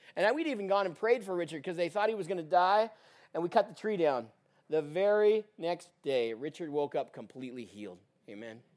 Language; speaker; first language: English; native; English